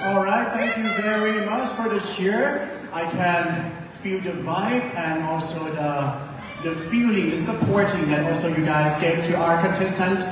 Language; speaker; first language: English; non-native, fluent; Thai